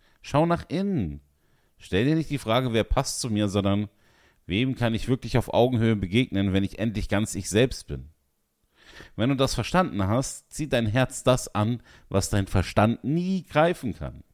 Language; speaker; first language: German; native; German